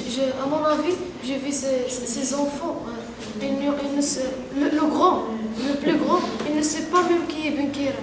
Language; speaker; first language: French; non-native, learner; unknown